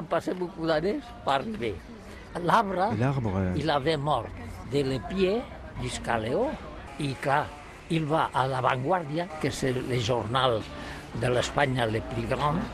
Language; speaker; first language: French; non-native, learner; Catalan